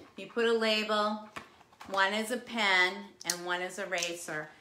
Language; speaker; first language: English; native; English